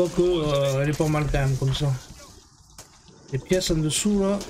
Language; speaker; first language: French; native; French